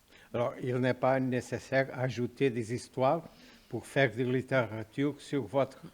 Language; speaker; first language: French; non-native, fluent; Portuguese